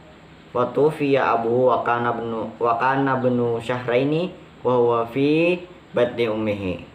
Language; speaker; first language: Arabic; non-native, fluent; Indonesian